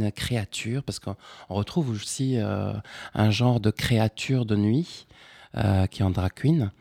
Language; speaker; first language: French; non-native, local second language; Arabic